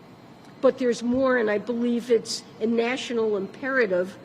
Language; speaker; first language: English; native; English